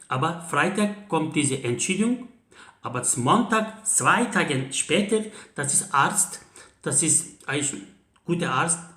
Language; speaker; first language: German; non-native, learner; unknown